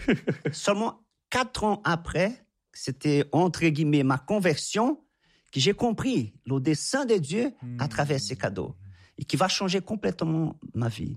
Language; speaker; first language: French; non-native, fluent; Portuguese